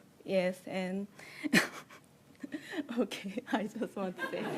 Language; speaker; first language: English; non-native, learner; Korean